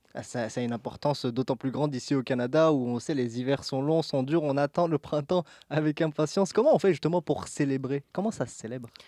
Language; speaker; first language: French; native; French